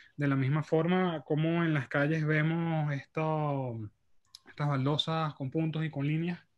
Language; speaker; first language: Spanish; native; Spanish